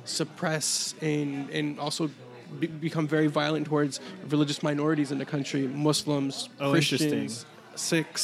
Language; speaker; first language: English; native; English